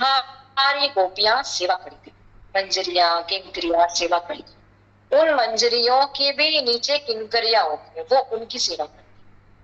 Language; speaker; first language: Hindi; native; Hindi